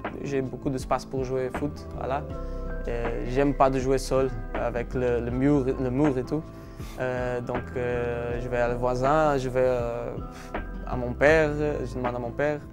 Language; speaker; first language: French; non-native, learner; Portuguese